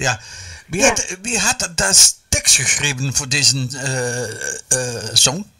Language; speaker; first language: German; non-native, learner; Dutch